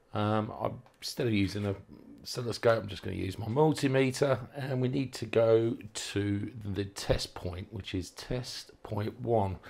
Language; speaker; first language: English; native; English